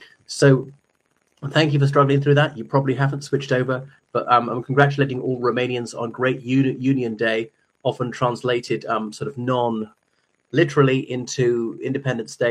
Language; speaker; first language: English; native; English